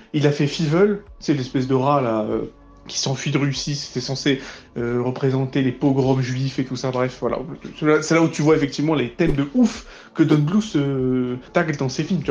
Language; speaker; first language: French; native; French